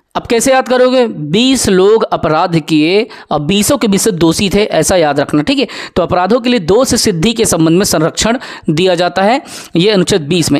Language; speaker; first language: Hindi; native; Hindi